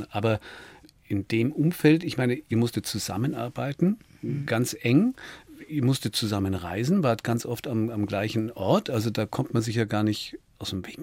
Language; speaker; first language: German; native; German